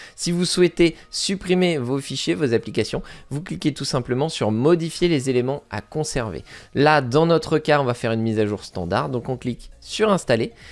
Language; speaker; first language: French; native; French